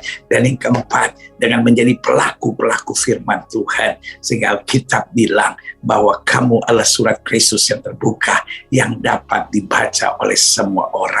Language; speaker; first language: Indonesian; native; Indonesian